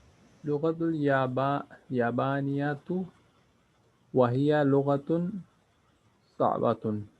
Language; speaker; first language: Arabic; non-native, learner; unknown